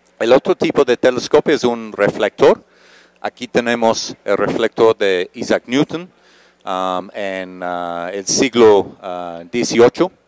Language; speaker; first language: Spanish; non-native, fluent; English